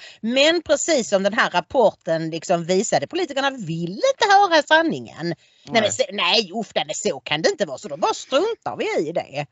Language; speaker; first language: Swedish; native; Swedish